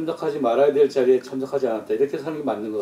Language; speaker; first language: Korean; native; Korean